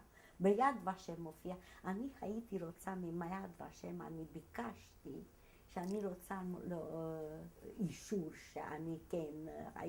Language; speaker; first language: Hebrew; non-native, fluent; Hungarian